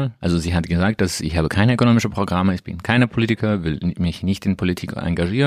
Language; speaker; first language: German; non-native, learner; Russian